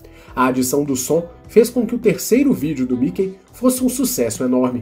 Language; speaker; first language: Portuguese; native; Portuguese